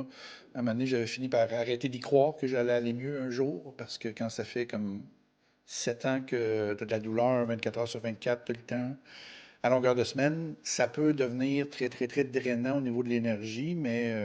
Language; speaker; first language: French; native; French